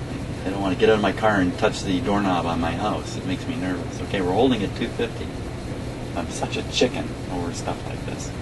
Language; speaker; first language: English; native; English